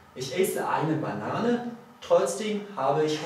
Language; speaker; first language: German; non-native, learner; Polish